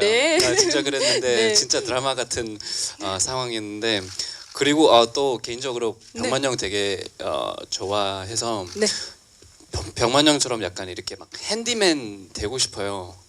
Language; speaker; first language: Korean; non-native, fluent; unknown